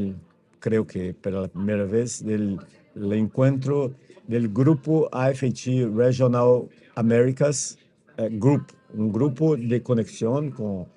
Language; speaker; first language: Spanish; non-native, fluent; Portuguese